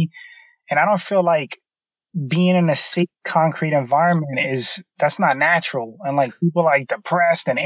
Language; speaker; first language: English; native; English